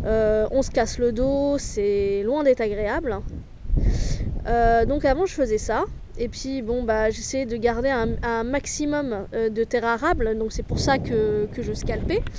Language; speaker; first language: French; native; French